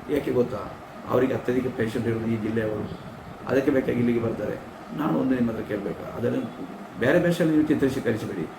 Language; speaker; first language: Kannada; non-native, local second language; Tulu